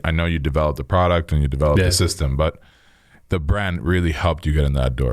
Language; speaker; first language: English; native; English